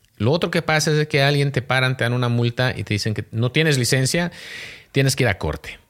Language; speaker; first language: Spanish; native; Spanish